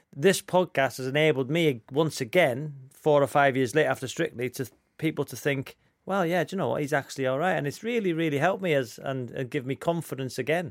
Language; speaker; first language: English; native; English